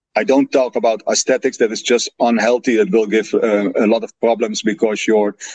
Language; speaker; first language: English; non-native, fluent; Dutch